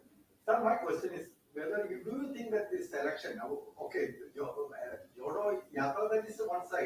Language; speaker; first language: English; non-native, local second language; Malayalam